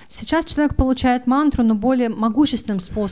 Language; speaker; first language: Russian; native; Russian